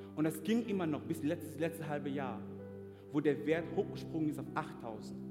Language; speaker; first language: German; non-native, fluent; French